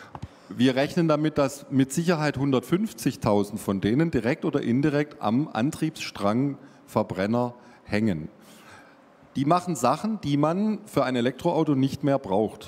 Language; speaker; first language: German; native; German